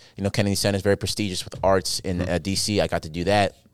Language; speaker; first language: English; native; English